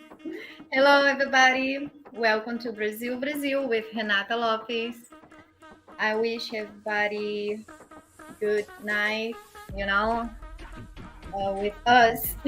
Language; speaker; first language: English; non-native, learner; Portuguese